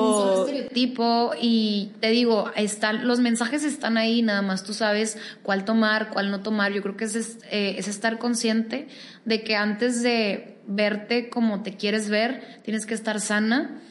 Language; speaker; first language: Spanish; native; Spanish